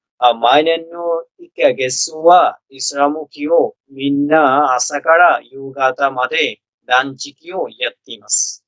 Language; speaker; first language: Japanese; non-native, learner; Bangla